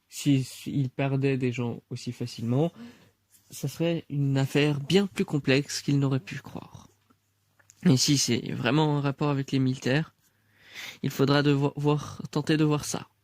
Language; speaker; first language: French; native; French